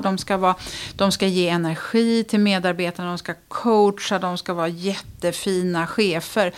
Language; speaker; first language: Swedish; native; Swedish